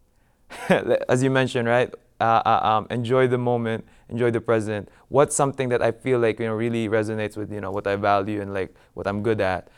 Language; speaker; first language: English; non-native, local second language; Filipino